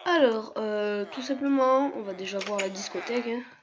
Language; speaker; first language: French; native; French